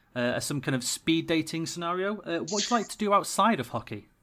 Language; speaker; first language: English; native; English